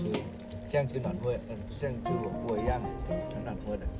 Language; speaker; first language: Chinese; non-native, learner; Vietnamese